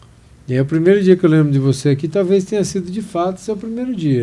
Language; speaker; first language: Portuguese; native; Portuguese